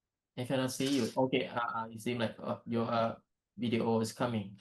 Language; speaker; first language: English; non-native, learner; Thai